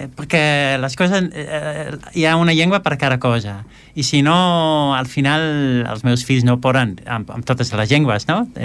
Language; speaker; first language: Catalan; non-native, fluent; Dutch